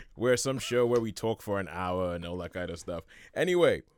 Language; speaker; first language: English; non-native, local second language; Yoruba